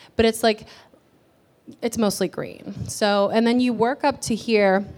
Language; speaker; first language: English; early bilingual, other home language; Spanish